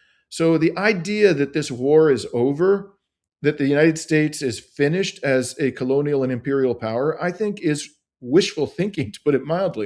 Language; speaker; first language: English; native; English